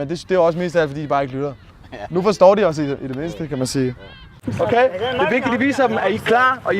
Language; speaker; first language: Danish; native; Danish